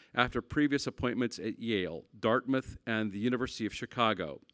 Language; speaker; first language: English; native; English